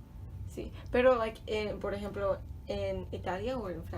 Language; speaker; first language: Spanish; non-native, learner; English